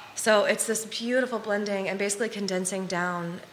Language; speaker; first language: English; native; English